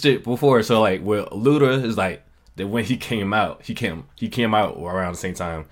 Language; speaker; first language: English; native; English